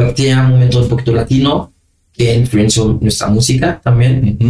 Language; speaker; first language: Spanish; non-native, fluent; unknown